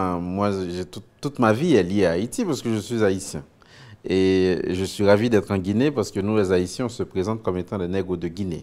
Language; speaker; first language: French; non-native, local second language; Haitian Creole